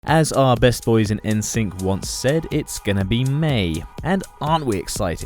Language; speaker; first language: English; native; English